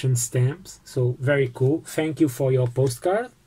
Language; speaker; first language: English; non-native, fluent; Portuguese